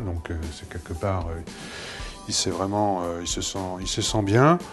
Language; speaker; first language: French; native; French